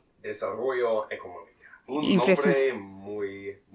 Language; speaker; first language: Spanish; non-native, learner; English